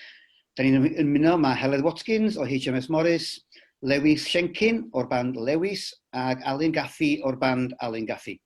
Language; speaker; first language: Welsh; native; Welsh